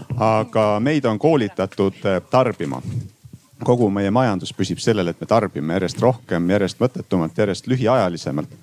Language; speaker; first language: Estonian; native; Estonian